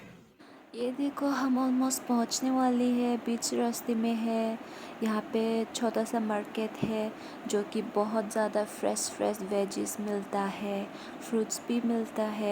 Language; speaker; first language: Hindi; non-native, local second language; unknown